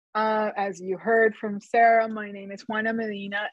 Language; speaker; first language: English; non-native, fluent; Spanish